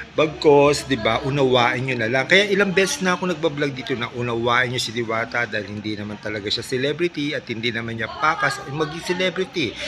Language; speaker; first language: Filipino; non-native, local second language; Waray